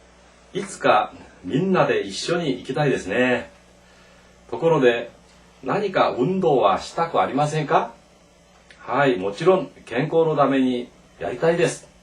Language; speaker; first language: Japanese; non-native, fluent; Korean